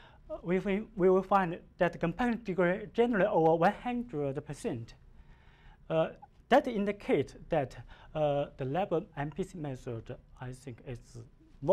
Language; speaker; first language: English; non-native, learner; Chinese